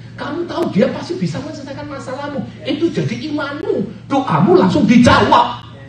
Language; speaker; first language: Indonesian; native; Indonesian